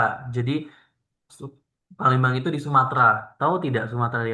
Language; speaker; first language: Indonesian; native; Indonesian